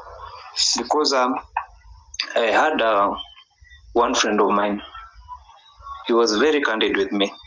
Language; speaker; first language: English; non-native, local second language; Swahili